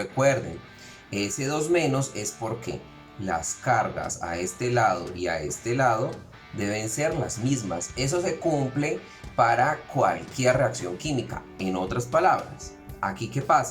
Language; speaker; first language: Spanish; native; Spanish